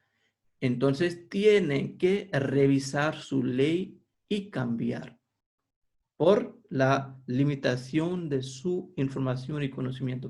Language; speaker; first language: Spanish; non-native, fluent; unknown